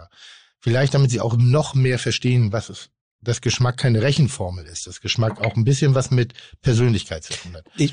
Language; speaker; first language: German; native; German